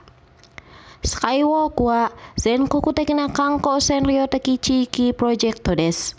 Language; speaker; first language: Japanese; non-native, fluent; Indonesian